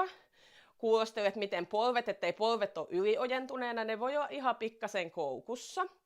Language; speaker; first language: Finnish; native; Finnish